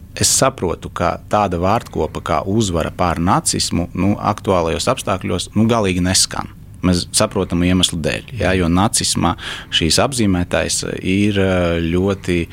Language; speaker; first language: Latvian; non-native, local second language; Russian